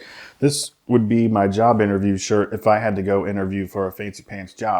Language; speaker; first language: English; native; English